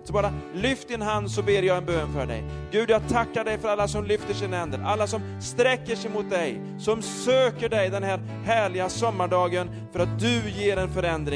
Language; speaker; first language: Swedish; native; Swedish